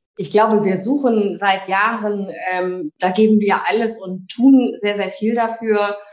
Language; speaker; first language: German; native; German